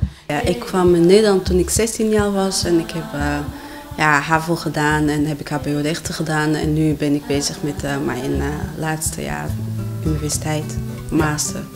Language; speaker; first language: Dutch; non-native, fluent; Kinyarwanda